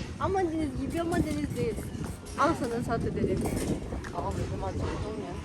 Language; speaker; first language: Turkish; non-native, learner; Indonesian